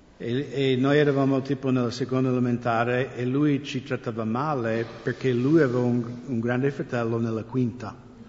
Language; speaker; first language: Italian; non-native, fluent; English